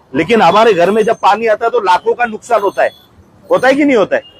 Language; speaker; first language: Hindi; non-native, local second language; Marathi